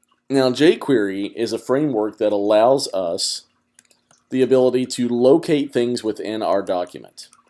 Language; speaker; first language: English; native; English